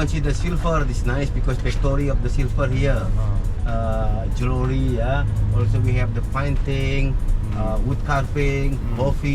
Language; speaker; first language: English; non-native, learner; Indonesian